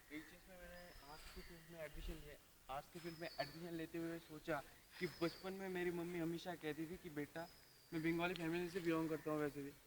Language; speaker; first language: Hindi; non-native, local second language; Bangla